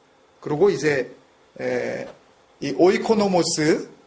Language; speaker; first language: Korean; native; Korean